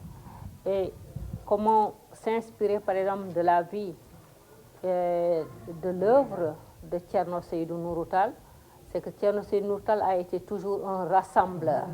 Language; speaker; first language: French; non-native, local second language; Fula